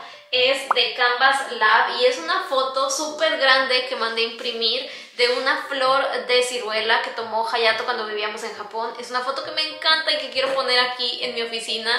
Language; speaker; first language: Spanish; native; Spanish